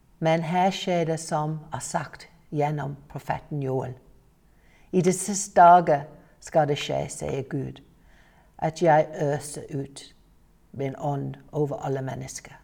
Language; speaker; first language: Norwegian; non-native, fluent; English